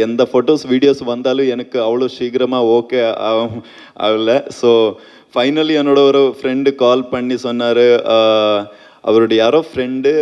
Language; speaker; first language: Tamil; non-native, fluent; Malayalam